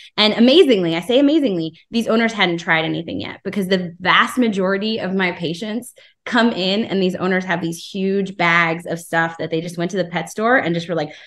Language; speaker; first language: English; native; English